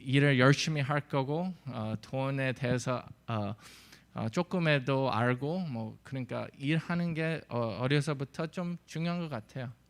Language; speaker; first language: Korean; early bilingual, heritage; English